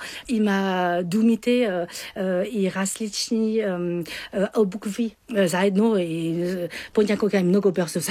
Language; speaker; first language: Bulgarian; non-native, learner; French